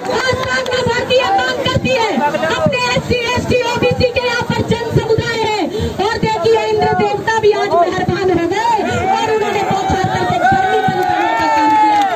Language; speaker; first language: Hindi; native; Hindi